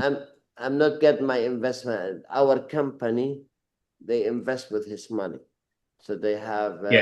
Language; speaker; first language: English; non-native, learner; Arabic